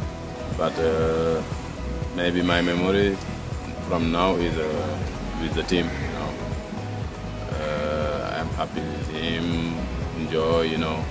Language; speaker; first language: English; non-native, learner; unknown